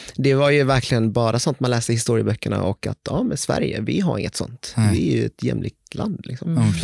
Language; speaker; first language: Swedish; early bilingual, other home language; Vietnamese